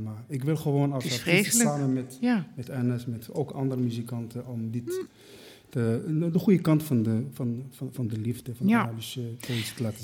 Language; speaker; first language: Dutch; non-native, fluent; Arabic